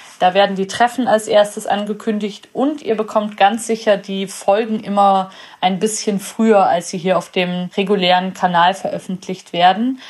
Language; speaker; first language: German; native; German